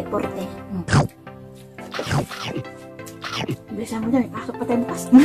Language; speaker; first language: Filipino; non-native, local second language; Cebuano